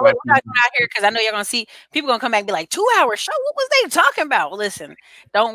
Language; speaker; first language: English; native; English